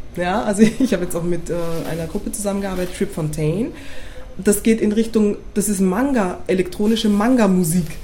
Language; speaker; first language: German; native; German